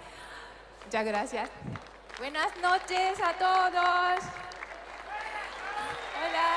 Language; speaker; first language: Spanish; non-native, fluent; Japanese